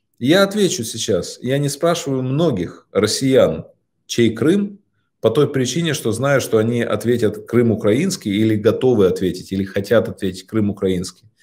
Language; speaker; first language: Russian; native; Russian